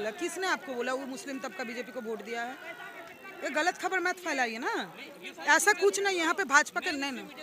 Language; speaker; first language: Hindi; non-native, local second language; Bangla